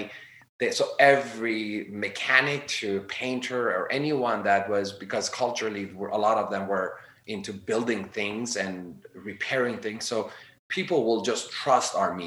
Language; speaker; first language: English; non-native, fluent; Armenian